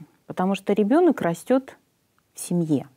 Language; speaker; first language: Russian; native; Russian